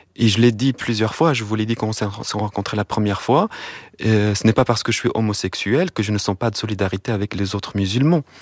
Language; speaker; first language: French; non-native, local second language; Arabic